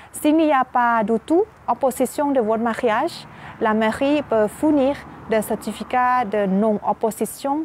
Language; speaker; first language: French; non-native, fluent; Thai